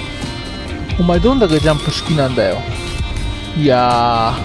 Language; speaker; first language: Japanese; native; Japanese